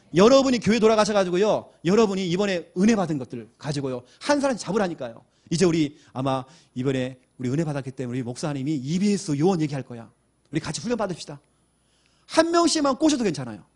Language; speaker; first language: Korean; native; Korean